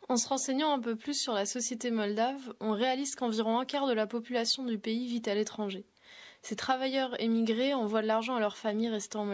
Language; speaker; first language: French; native; French